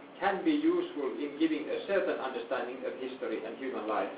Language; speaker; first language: English; non-native, fluent; Finnish